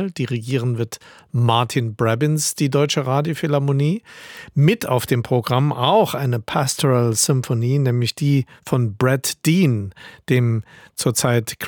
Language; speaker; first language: German; native; German